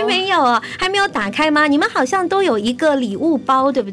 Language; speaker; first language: Chinese; native; Chinese